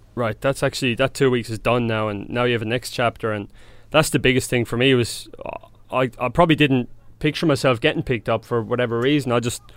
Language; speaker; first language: English; native; English